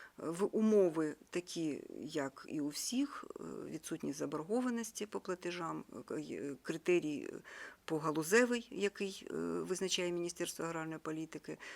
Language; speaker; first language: Ukrainian; native; Ukrainian